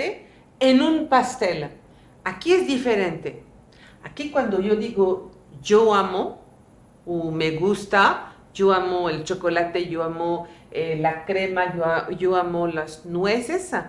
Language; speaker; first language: Spanish; non-native, fluent; French